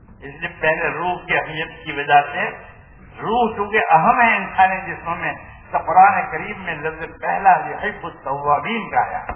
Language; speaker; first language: Urdu; non-native, local second language; Gujarati